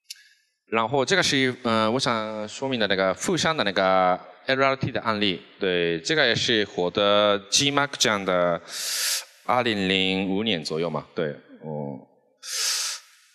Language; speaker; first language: Chinese; non-native, fluent; Japanese